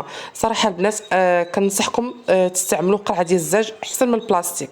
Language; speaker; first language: Arabic; native; Arabic